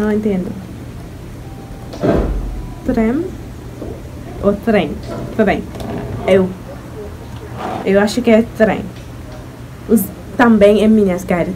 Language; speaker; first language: Portuguese; non-native, learner; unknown